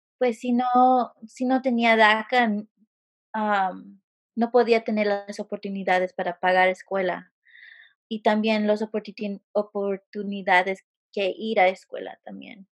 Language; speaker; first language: Spanish; early bilingual, heritage; Spanish